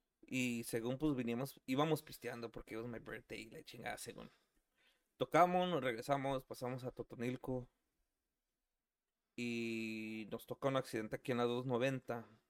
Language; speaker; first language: Spanish; native; Spanish